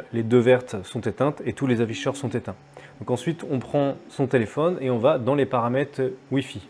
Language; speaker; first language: French; native; French